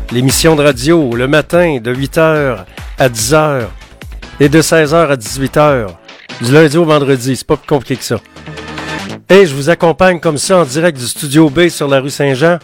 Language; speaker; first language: French; native; French